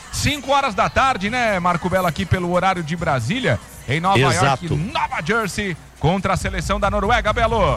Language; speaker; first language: Portuguese; native; Portuguese